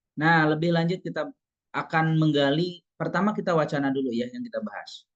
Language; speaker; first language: Indonesian; non-native, local second language; Sundanese